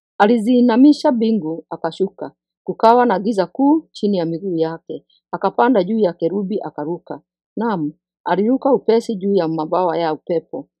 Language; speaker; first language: Swahili; non-native, local second language; Kikuyu